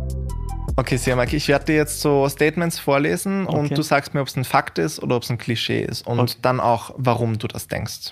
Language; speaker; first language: German; native; German